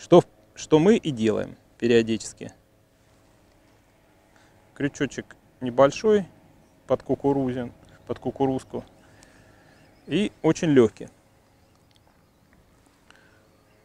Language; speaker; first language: Russian; native; Russian